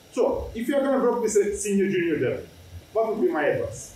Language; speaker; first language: English; non-native, fluent; Turkish